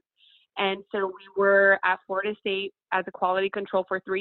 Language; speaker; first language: English; early bilingual, other home language; Spanish